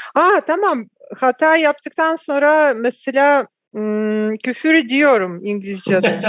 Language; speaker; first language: Turkish; non-native, fluent; Russian